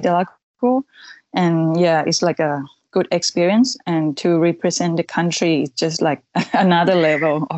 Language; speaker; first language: English; non-native, fluent; Thai